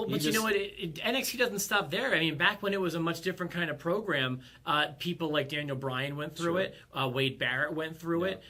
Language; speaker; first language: English; native; English